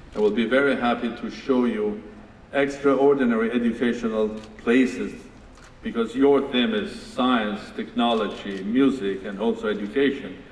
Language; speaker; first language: English; non-native, fluent; Armenian